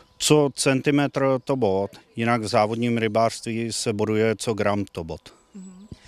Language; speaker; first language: Czech; native; Czech